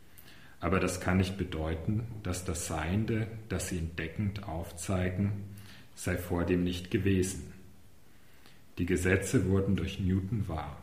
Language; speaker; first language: German; native; German